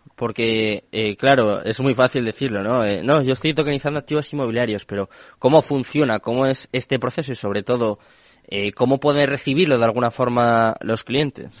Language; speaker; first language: Spanish; native; Spanish